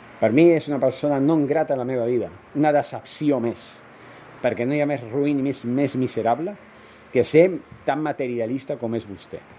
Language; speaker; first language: Catalan; non-native, local second language; Spanish